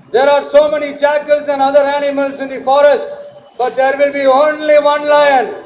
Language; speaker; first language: English; non-native, local second language; Tamil